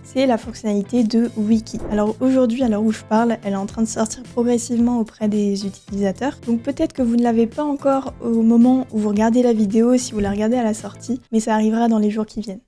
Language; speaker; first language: French; native; French